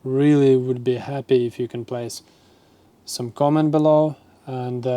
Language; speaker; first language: English; non-native, fluent; Latvian